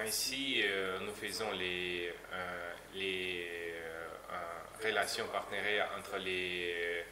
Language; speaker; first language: French; non-native, learner; Russian